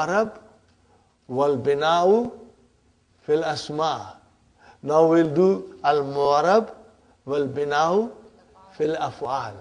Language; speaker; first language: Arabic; non-native, fluent; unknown